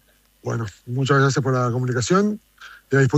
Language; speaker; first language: Spanish; native; Spanish